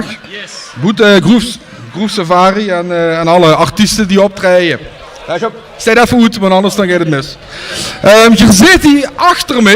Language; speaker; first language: Dutch; native; Dutch